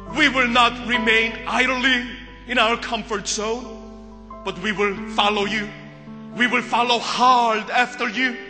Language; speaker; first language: English; early bilingual, other home language; Korean